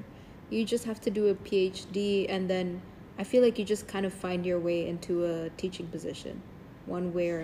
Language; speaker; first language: English; non-native, fluent; Indonesian